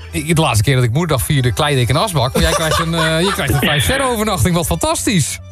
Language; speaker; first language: Dutch; native; Dutch